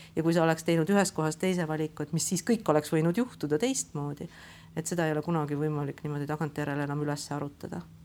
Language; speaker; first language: Estonian; native; Estonian